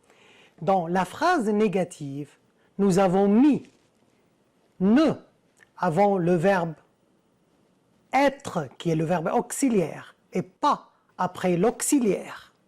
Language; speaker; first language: French; non-native, fluent; Arabic